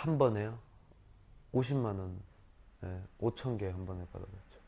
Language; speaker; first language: Korean; native; Korean